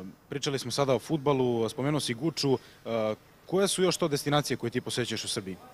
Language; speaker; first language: Serbian; native; Serbian